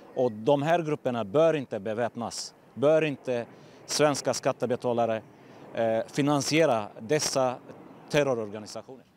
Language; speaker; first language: Swedish; non-native, fluent; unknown